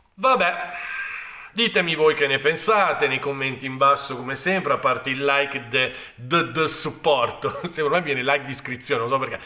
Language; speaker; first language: Italian; native; Italian